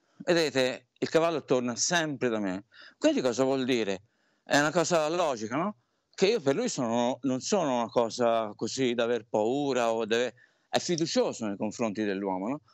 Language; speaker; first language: Italian; native; Italian